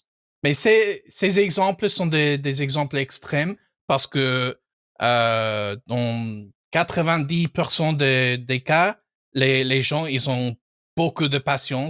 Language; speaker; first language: French; non-native, fluent; English